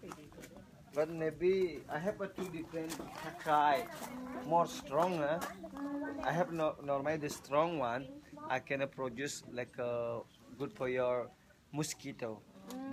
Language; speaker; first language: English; non-native, learner; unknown